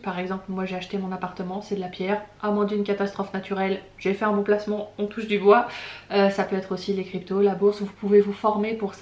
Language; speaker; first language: French; native; French